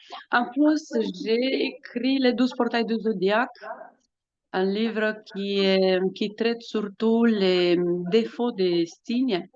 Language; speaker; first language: French; non-native, fluent; Romanian